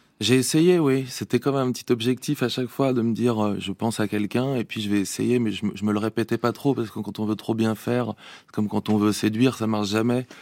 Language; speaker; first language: French; native; French